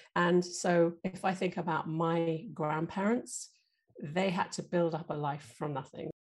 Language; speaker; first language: English; native; English